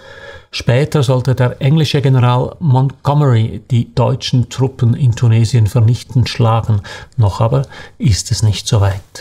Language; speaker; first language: German; native; German